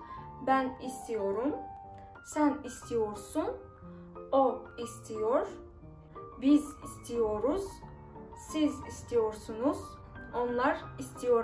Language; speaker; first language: Turkish; non-native, fluent; Kazakh